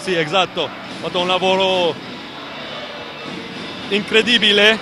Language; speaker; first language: Italian; non-native, learner; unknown